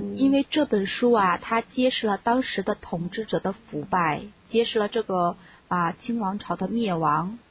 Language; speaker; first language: Chinese; native; Chinese